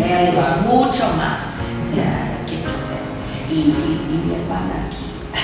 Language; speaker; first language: Spanish; non-native, learner; English